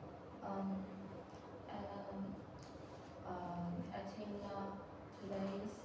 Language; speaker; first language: English; non-native, learner; Vietnamese